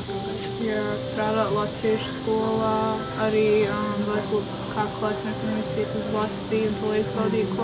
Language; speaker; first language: Latvian; early bilingual, heritage; Latvian